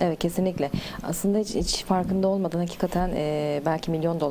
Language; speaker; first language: Turkish; native; Turkish